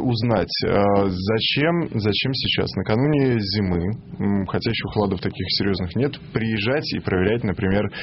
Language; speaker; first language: Russian; native; Russian